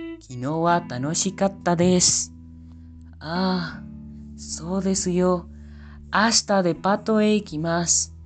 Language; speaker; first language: Japanese; non-native, learner; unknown